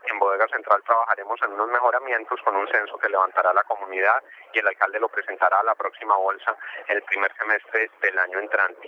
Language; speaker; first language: Spanish; native; Spanish